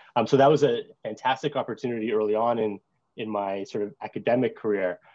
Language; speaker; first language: English; native; English